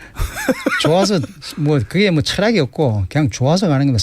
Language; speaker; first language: Korean; native; Korean